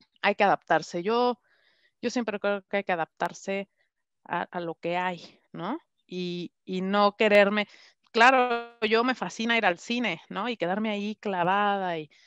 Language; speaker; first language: Spanish; native; Spanish